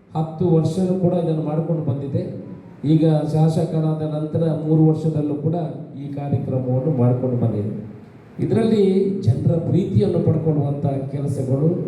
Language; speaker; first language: Kannada; non-native, local second language; Tulu